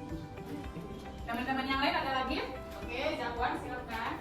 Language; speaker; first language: Indonesian; native; Indonesian